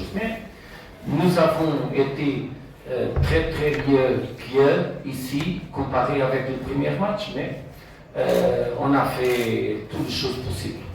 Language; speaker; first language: French; non-native, fluent; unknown